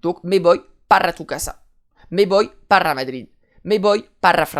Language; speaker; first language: Spanish; non-native, fluent; French